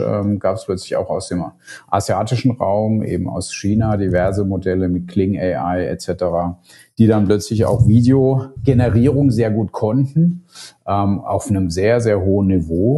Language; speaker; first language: German; native; German